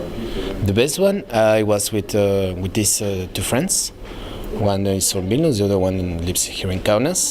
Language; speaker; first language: English; non-native, fluent; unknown